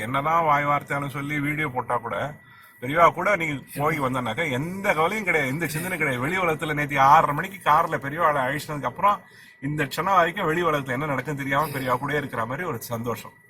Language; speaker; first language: Tamil; native; Tamil